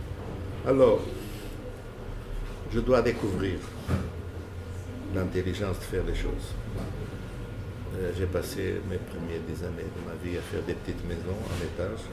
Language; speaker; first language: French; non-native, fluent; Portuguese